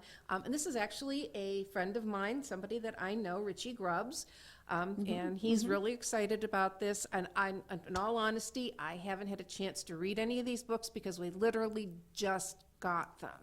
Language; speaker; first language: English; native; English